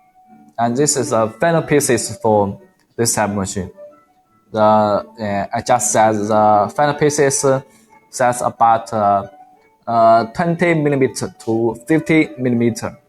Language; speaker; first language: English; non-native, learner; Chinese